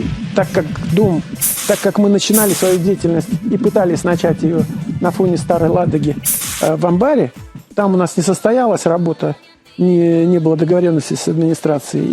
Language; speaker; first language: Russian; native; Russian